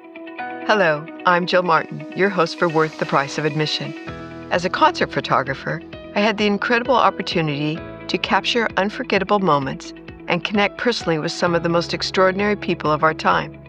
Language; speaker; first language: English; native; English